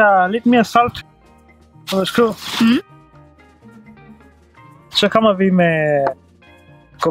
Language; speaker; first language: Danish; non-native, learner; Swahili